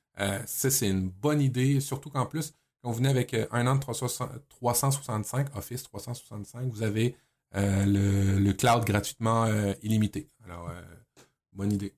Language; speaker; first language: French; native; French